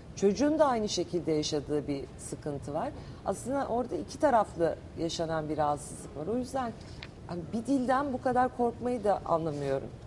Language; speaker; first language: Turkish; native; Turkish